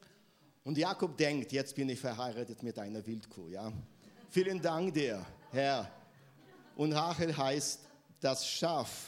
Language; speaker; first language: German; non-native, fluent; Russian